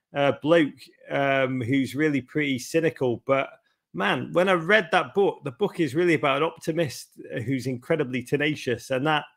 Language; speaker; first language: English; native; English